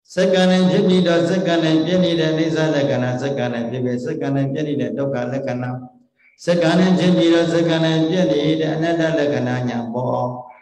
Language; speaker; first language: Burmese; native; Burmese